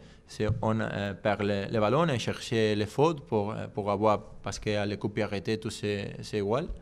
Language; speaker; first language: French; non-native, learner; Spanish